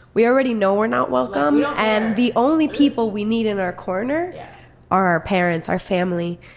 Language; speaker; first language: English; early bilingual, other home language; Spanish